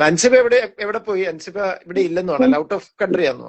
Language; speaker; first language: Malayalam; native; Malayalam